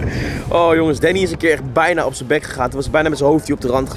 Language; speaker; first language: Dutch; native; Dutch